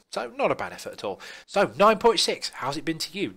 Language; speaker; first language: English; native; English